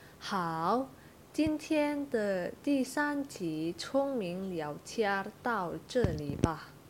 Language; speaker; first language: Chinese; non-native, fluent; Indonesian